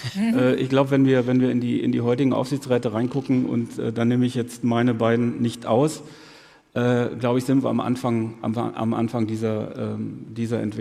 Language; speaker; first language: German; native; German